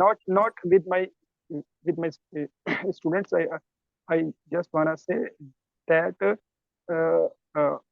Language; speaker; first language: English; non-native, learner; Urdu